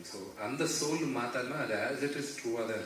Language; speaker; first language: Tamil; non-native, local second language; Malayalam